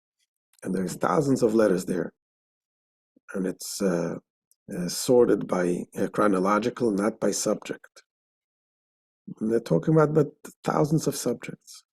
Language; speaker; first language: English; non-native, fluent; Hebrew